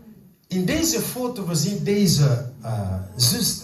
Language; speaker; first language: Dutch; non-native, fluent; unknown